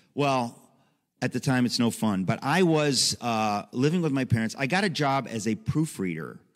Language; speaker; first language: English; native; English